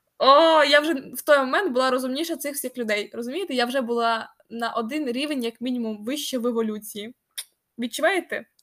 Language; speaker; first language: Ukrainian; non-native, local second language; Russian